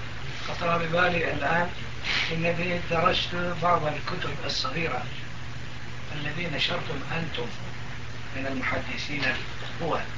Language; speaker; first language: Arabic; non-native, fluent; Turkish